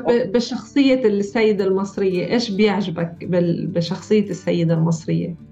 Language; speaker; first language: Arabic; native; Arabic